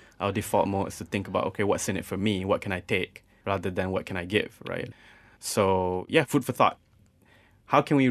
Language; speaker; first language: English; non-native, local second language; Malay